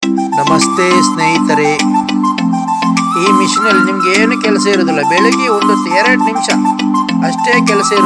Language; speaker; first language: Kannada; native; Kannada